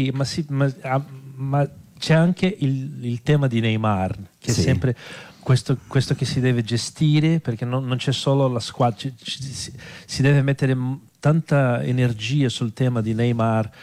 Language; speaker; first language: Italian; non-native, fluent; Portuguese